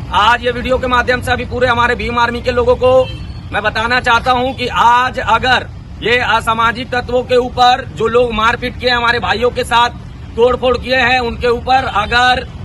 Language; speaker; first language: Hindi; native; Hindi